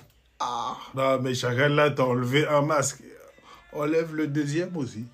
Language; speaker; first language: French; native; French